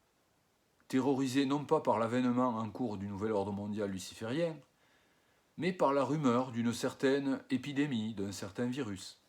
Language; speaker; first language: French; native; French